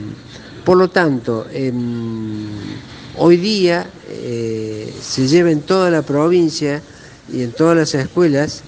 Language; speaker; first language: Spanish; native; Spanish